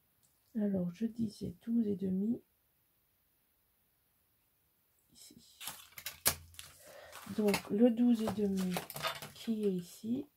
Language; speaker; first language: French; native; French